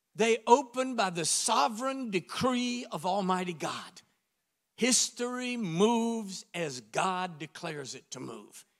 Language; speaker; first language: English; native; English